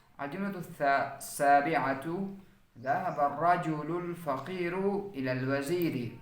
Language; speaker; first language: Arabic; non-native, fluent; Urdu